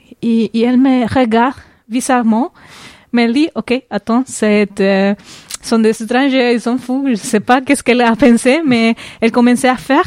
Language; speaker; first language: French; non-native, fluent; Spanish